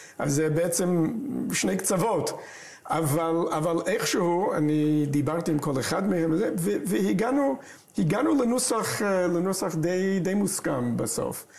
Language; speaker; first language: Hebrew; non-native, fluent; English